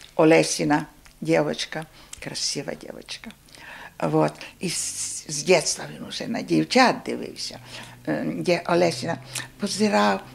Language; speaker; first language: Ukrainian; native; Ukrainian